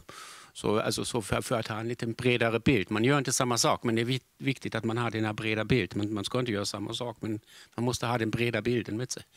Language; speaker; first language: Swedish; non-native, fluent; German